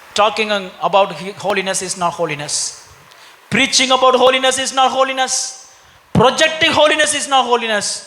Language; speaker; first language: English; non-native, local second language; Tamil